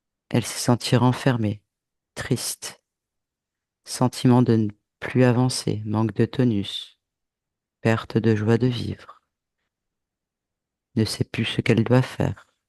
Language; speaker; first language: French; native; French